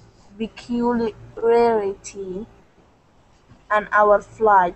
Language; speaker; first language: English; non-native, learner; Indonesian